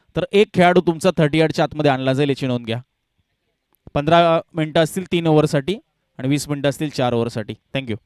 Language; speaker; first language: Marathi; native; Marathi